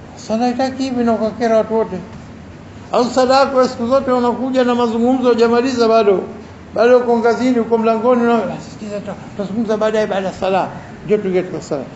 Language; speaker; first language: Swahili; native; Swahili